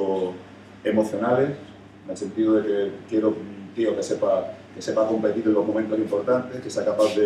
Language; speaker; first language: Spanish; native; Spanish